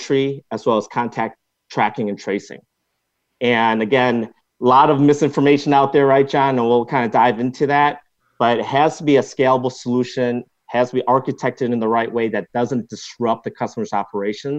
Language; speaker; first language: English; non-native, local second language; Cantonese